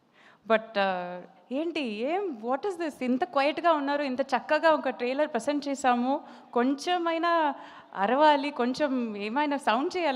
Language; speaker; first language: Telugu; non-native, fluent; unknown